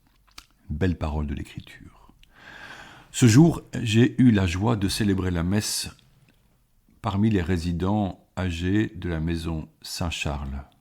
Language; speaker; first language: French; native; French